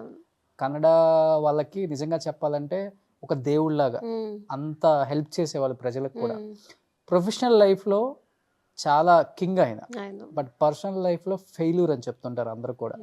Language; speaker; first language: Telugu; native; Telugu